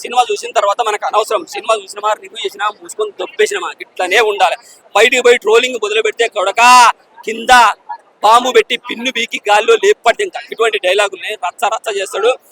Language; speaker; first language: Telugu; native; Telugu